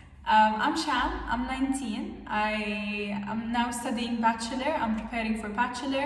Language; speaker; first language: English; non-native, fluent; Arabic